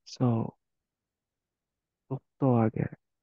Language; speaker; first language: Japanese; non-native, learner; English